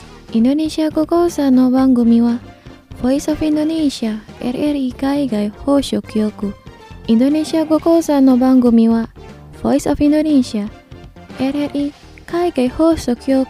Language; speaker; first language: Japanese; non-native, fluent; Indonesian